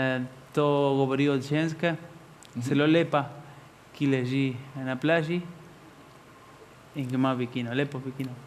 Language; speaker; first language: Slovenian; non-native, learner; Spanish